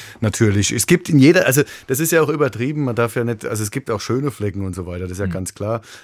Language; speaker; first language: German; native; German